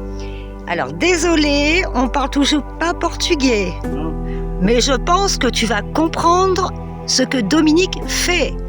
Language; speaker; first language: French; native; French